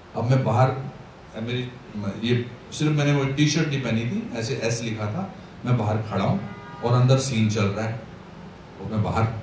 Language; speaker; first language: Hindi; native; Hindi